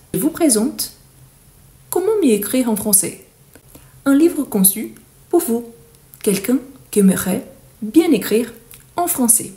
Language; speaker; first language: French; native; French